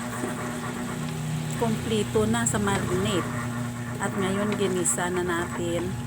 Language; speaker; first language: Filipino; non-native, local second language; Hiligaynon